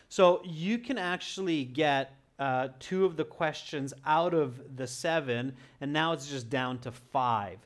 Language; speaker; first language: English; native; English